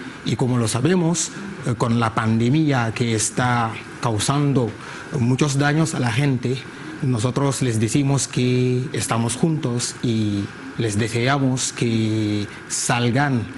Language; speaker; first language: Spanish; non-native, fluent; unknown